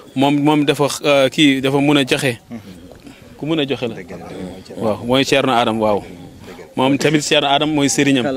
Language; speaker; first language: Wolof; non-native, local second language; Fula